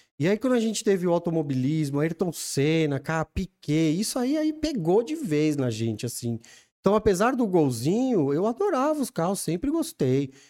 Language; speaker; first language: Portuguese; native; Portuguese